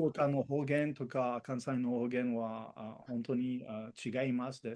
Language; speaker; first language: Japanese; non-native, learner; Spanish